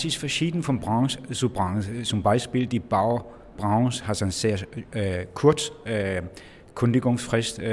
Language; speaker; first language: German; non-native, fluent; Danish